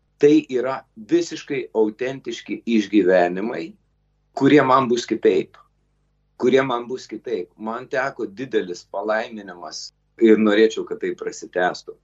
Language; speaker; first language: Lithuanian; native; Lithuanian